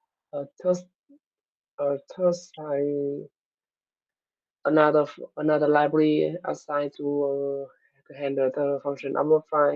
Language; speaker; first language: English; non-native, learner; Vietnamese